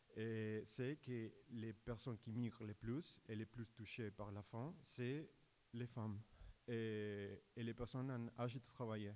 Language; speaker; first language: French; non-native, fluent; Spanish